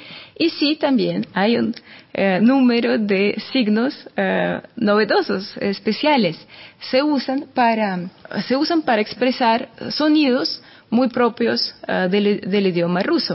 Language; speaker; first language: Spanish; non-native, fluent; Russian